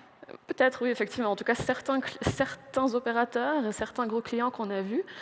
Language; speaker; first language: French; native; French